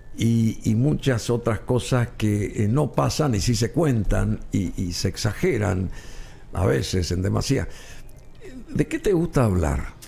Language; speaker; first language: Spanish; native; Spanish